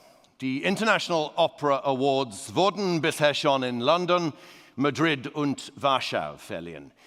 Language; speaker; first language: German; non-native, fluent; English